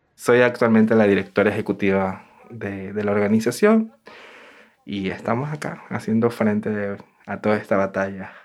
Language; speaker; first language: Spanish; native; Spanish